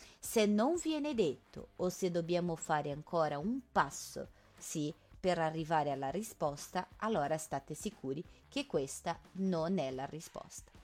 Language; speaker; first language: Italian; non-native, fluent; Portuguese